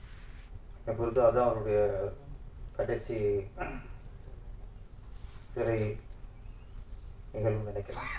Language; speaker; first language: Tamil; native; Tamil